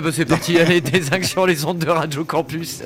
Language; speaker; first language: French; native; French